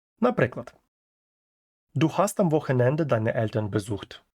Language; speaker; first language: German; non-native, fluent; Ukrainian